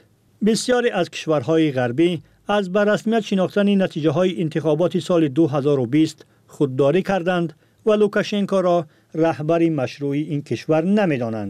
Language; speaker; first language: Persian; native; Persian